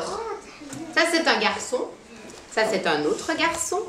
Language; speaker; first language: French; native; French